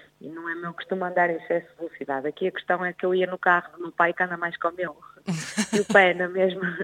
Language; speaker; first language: Portuguese; native; Portuguese